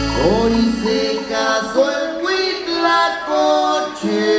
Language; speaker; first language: Spanish; native; Spanish